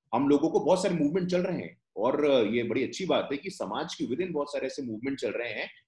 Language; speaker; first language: Hindi; native; Hindi